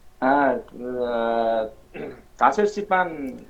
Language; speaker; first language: Korean; non-native, learner; Vietnamese